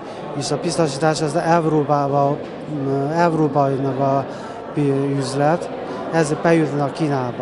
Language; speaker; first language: Hungarian; non-native, learner; Chinese